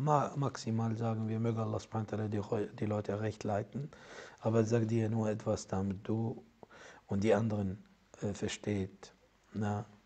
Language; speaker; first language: German; non-native, fluent; Arabic